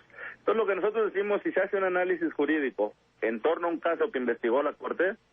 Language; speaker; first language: Spanish; native; Spanish